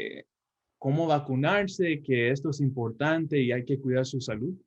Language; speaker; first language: Spanish; early bilingual, heritage; Spanish